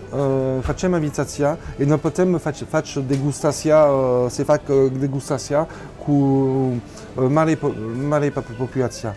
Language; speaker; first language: Romanian; non-native, learner; French